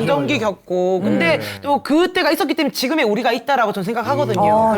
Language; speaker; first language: Korean; native; Korean